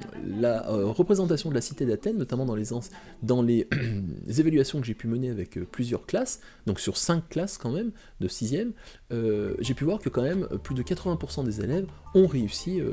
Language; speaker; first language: French; native; French